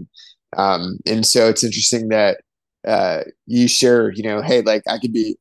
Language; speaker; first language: English; native; English